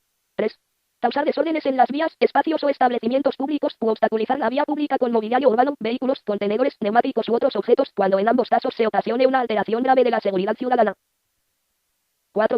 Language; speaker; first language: Spanish; native; Spanish